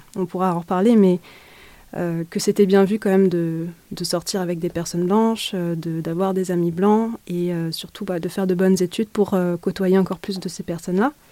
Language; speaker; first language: French; native; French